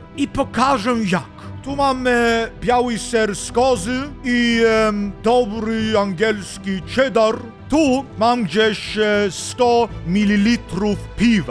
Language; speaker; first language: Polish; non-native, learner; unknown